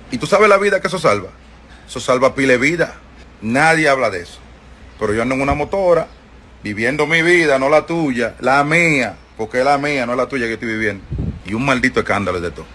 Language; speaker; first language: Spanish; native; Spanish